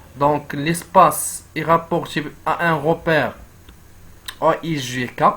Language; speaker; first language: French; non-native, local second language; Arabic